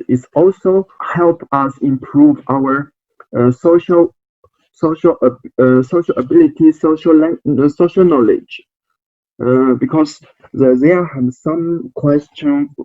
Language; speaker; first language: English; non-native, learner; Chinese